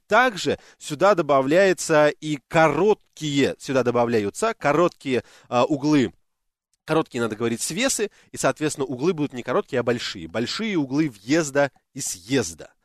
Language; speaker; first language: Russian; native; Russian